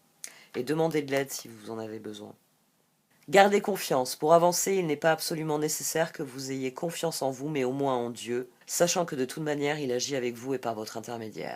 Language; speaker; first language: French; native; French